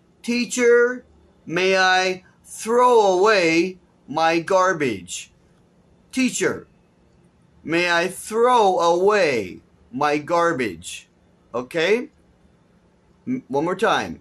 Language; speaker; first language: English; native; English